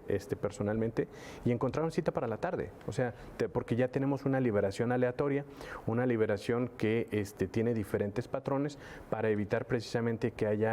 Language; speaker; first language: Spanish; native; Spanish